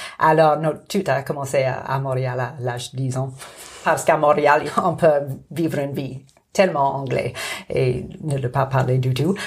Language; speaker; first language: French; non-native, local second language; English